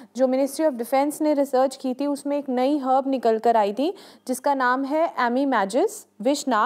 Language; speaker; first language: Hindi; native; Hindi